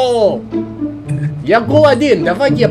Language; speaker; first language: Russian; non-native, learner; English